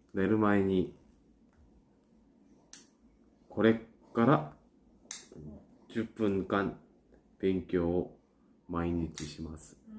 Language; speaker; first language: Japanese; non-native, learner; Korean